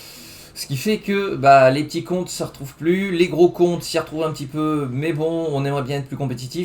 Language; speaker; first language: French; native; French